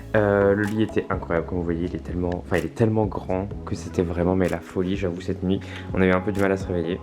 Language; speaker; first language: French; native; French